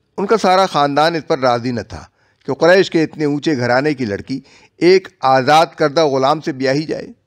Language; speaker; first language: Urdu; native; Urdu